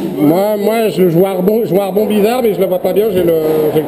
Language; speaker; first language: French; native; French